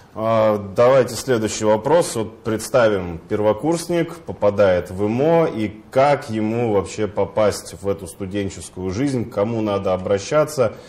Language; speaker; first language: Russian; native; Russian